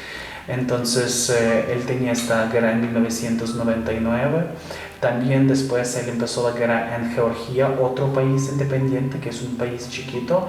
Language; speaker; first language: Spanish; non-native, fluent; Ukrainian